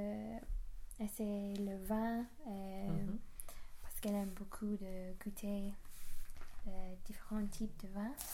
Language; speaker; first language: French; non-native, learner; English